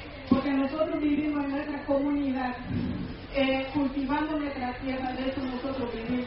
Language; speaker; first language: Spanish; non-native, local second language; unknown